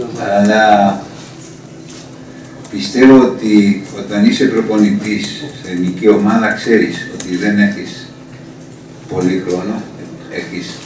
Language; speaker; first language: Greek; non-native, learner; Spanish